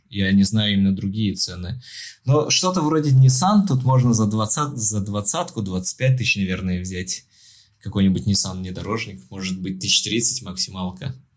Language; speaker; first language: Russian; non-native, local second language; Tajik